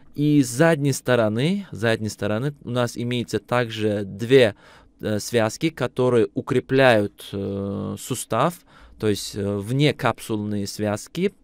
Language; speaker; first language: Russian; non-native, local second language; Uzbek